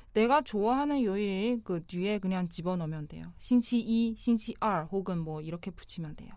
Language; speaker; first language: Korean; non-native, fluent; Chinese